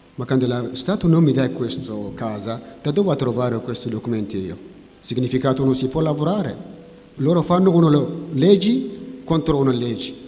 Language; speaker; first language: Italian; non-native, learner; Tigrinya